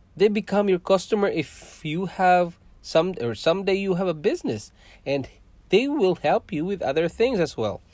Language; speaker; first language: English; non-native, local second language; Cebuano